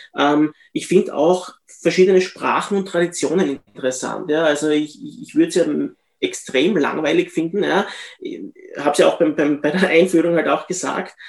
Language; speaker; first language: German; native; German